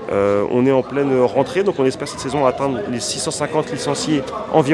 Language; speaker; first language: French; native; French